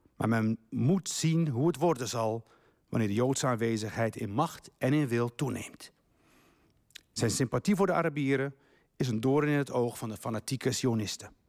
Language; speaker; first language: Dutch; early bilingual, other home language; Riffian